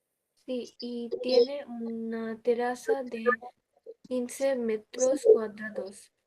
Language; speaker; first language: Spanish; non-native, learner; Bangla